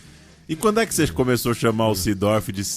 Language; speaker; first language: Portuguese; native; Portuguese